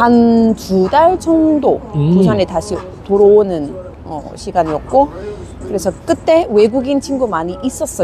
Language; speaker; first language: Korean; non-native, fluent; English